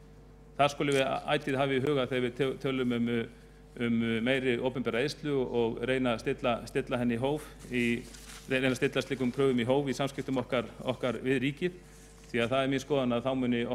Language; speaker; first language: Icelandic; native; Icelandic